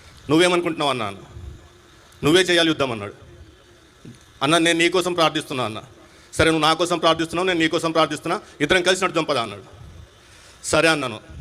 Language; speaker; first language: Telugu; non-native, local second language; Hindi